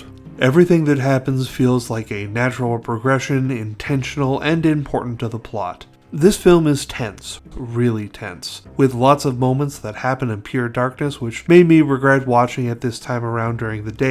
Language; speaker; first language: English; native; English